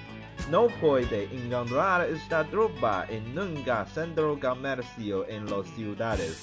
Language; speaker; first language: Spanish; non-native, learner; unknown